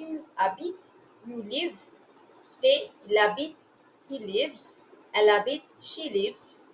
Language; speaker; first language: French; non-native, fluent; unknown